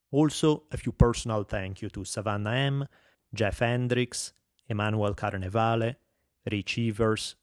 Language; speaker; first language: English; non-native, fluent; Italian